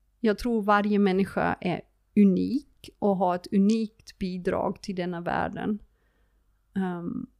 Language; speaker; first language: Swedish; non-native, fluent; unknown